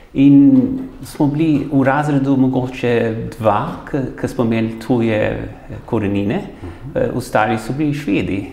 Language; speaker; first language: Slovenian; early bilingual, heritage; Slovenian